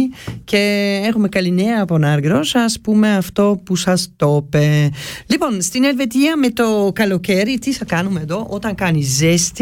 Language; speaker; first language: Greek; early bilingual, heritage; Greek